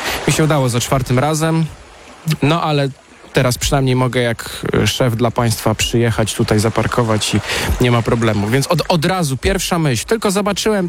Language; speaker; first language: Polish; native; Polish